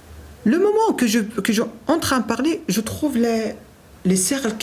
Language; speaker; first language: French; non-native, learner; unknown